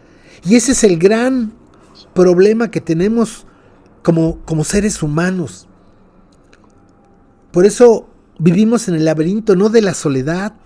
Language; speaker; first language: Spanish; native; Spanish